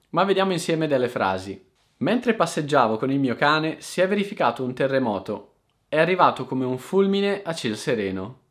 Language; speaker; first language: Italian; native; Italian